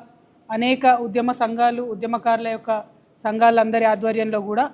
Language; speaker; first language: Telugu; native; Telugu